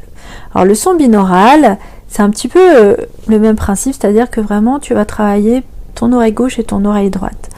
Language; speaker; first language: French; native; French